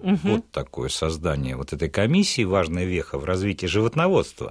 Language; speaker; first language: Russian; native; Russian